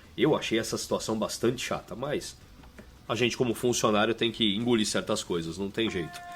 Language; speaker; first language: Portuguese; native; Portuguese